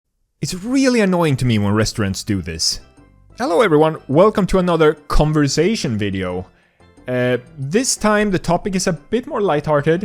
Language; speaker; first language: English; non-native, fluent; Swedish